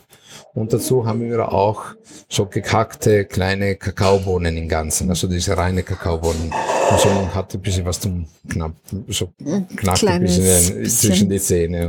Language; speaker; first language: German; non-native, fluent; Italian